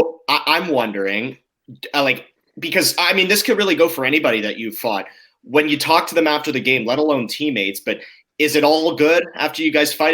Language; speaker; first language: English; native; English